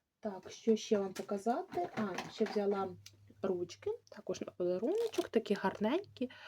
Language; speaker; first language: Ukrainian; native; Ukrainian